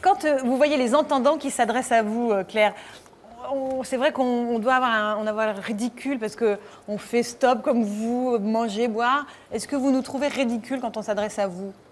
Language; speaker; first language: French; native; French